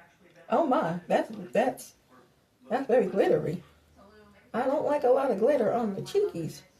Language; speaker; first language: English; native; English